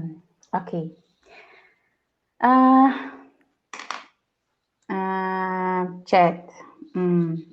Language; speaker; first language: English; non-native, learner; Portuguese